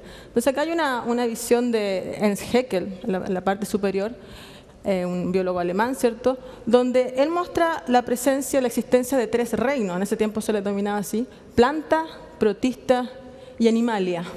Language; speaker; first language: Spanish; native; Spanish